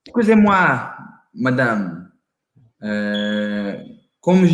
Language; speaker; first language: French; non-native, learner; Portuguese